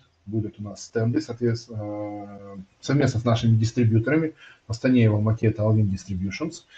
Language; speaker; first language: Russian; native; Russian